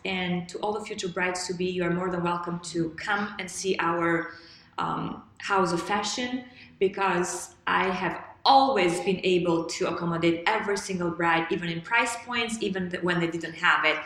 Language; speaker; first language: English; non-native, fluent; Albanian